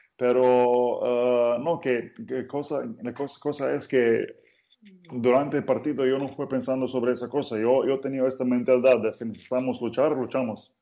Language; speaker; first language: Spanish; non-native, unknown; Slovenian